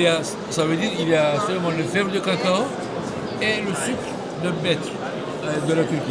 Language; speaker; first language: French; non-native, fluent; Turkish